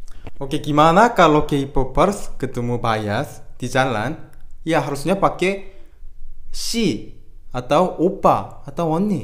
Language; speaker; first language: Indonesian; non-native, fluent; Korean